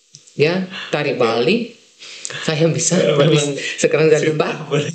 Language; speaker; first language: Indonesian; non-native, fluent; Dutch